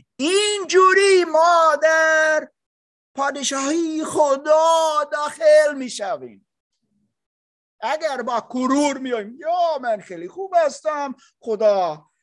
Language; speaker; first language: Persian; non-native, learner; English